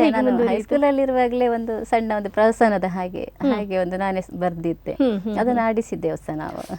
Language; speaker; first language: Kannada; native; Kannada